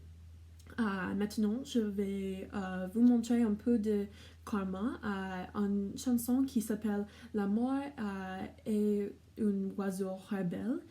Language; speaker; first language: French; non-native, learner; English